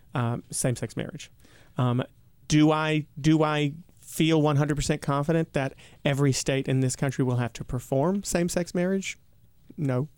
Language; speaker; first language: English; native; English